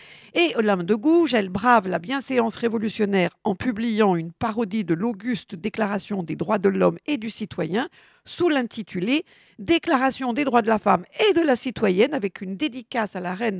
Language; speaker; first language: French; native; French